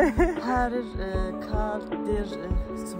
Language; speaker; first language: Swedish; non-native, learner; Persian